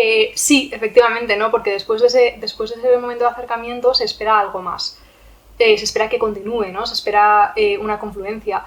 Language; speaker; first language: Spanish; native; Spanish